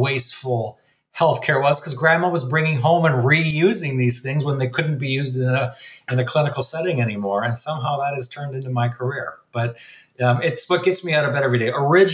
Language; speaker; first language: English; native; English